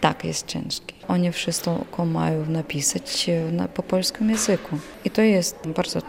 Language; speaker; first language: Polish; non-native, fluent; Ukrainian